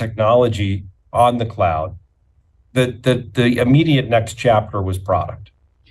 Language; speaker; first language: English; native; English